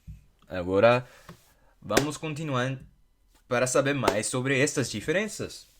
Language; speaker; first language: Portuguese; non-native, fluent; English